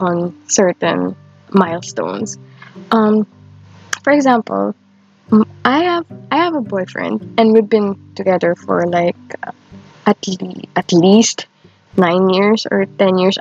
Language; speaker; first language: English; non-native, local second language; Filipino